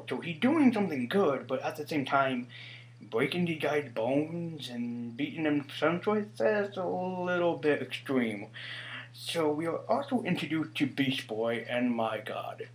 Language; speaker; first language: English; native; English